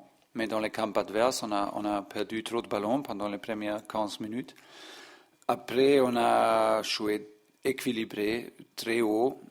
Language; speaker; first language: French; non-native, learner; German